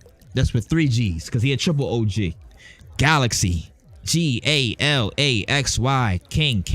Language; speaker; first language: English; native; English